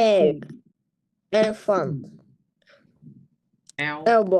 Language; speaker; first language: English; non-native, learner; Vietnamese